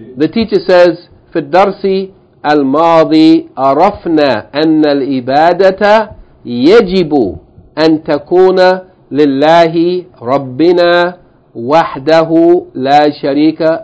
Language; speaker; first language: Arabic; non-native, fluent; English